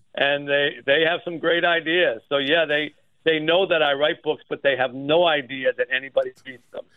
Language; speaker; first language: English; native; English